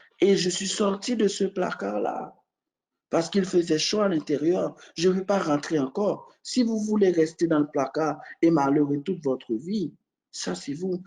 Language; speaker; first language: French; non-native, local second language; Haitian Creole